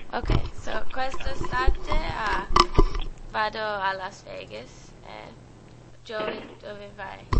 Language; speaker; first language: Italian; non-native, learner; English